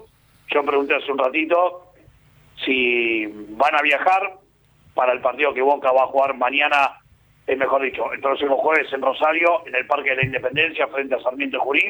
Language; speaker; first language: Spanish; native; Spanish